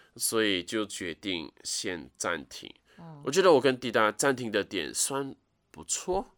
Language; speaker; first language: Chinese; native; Chinese